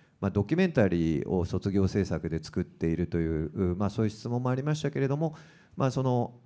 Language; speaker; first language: Japanese; native; Japanese